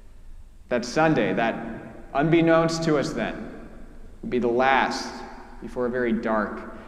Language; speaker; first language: English; native; English